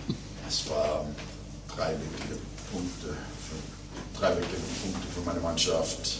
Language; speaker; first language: German; non-native, fluent; English